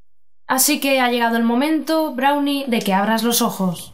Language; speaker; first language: Spanish; native; Spanish